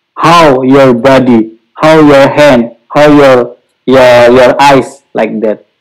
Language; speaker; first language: English; non-native, learner; Indonesian